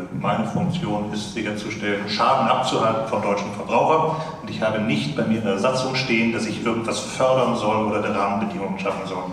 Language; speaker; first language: German; native; German